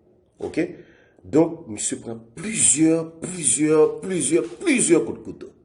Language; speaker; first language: French; non-native, learner; Haitian Creole